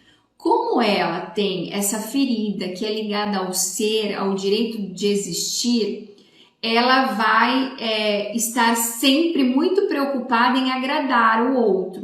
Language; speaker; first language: Portuguese; native; Portuguese